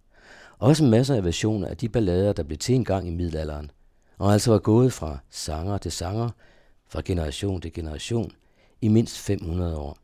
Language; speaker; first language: Danish; native; Danish